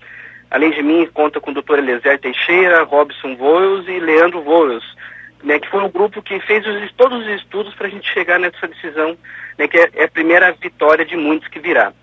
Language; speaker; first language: Portuguese; native; Portuguese